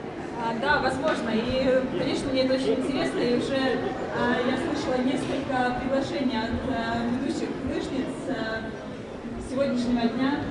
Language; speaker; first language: Russian; native; Russian